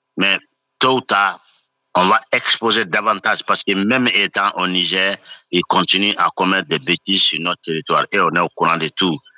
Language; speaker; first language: French; non-native, local second language; Bambara